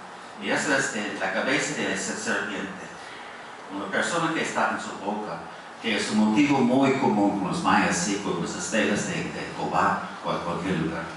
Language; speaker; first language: Spanish; non-native, fluent; English